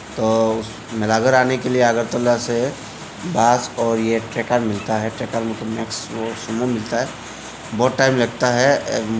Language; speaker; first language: Hindi; non-native, local second language; Assamese